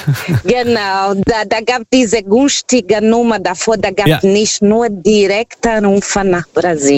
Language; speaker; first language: German; non-native, fluent; Portuguese